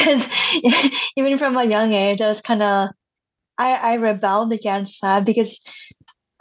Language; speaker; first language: English; early bilingual, other home language; Cebuano